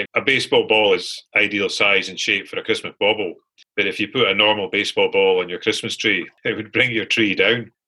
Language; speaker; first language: English; native; English